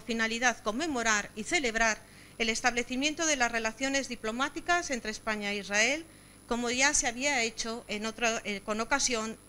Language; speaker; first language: Spanish; native; Spanish